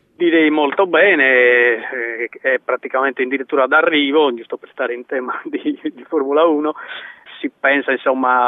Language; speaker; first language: Italian; native; Italian